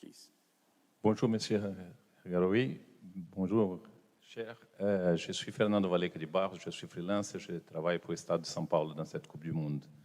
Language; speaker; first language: French; non-native, fluent; Portuguese